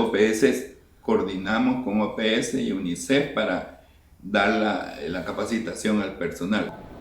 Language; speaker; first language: Spanish; native; Spanish